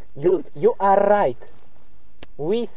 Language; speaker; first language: English; non-native, learner; Slovak